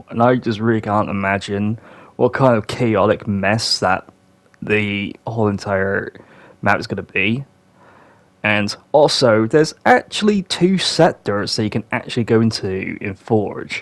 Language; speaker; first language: English; native; English